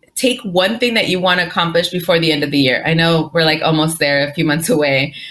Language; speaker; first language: English; early bilingual, other home language; Spanish